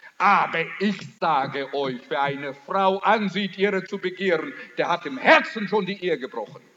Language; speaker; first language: German; early bilingual, heritage; German